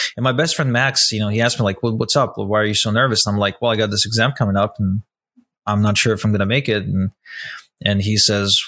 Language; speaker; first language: English; non-native, fluent; Russian